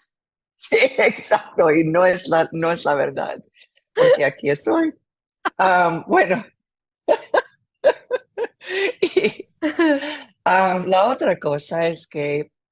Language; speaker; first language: Spanish; non-native, learner; English